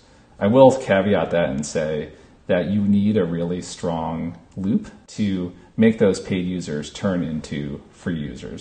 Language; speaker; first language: English; native; English